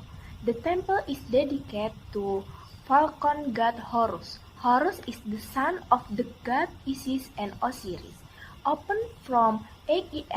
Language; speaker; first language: English; non-native, learner; Indonesian